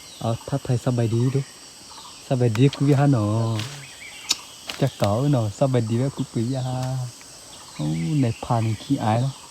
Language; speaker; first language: Thai; non-native, local second language; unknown